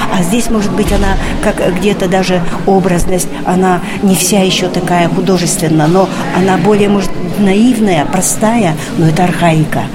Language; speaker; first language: Russian; non-native, local second language; Udmurt